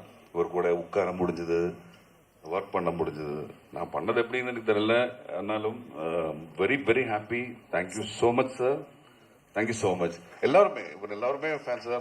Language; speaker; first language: Tamil; non-native, learner; Malayalam